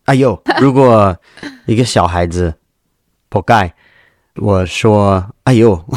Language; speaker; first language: Chinese; non-native, learner; English